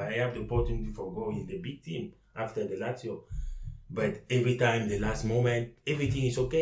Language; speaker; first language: English; non-native, learner; French